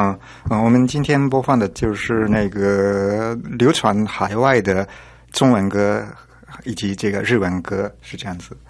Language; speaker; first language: Chinese; non-native, fluent; Japanese